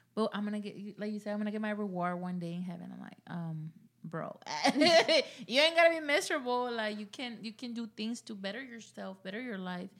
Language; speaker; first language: English; early bilingual, other home language; Spanish